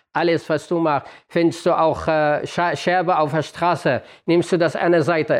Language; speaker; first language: German; non-native, fluent; Arabic